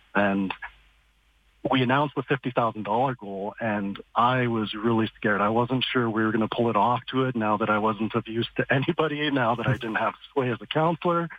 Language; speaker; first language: English; native; English